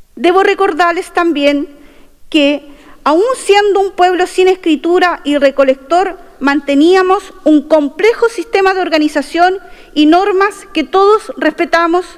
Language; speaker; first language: Spanish; non-native, local second language; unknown